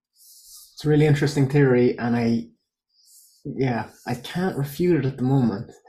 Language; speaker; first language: English; native; English